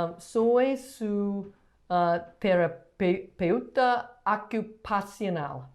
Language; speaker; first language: Spanish; non-native, learner; English